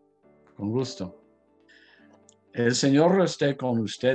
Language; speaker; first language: Spanish; non-native, fluent; English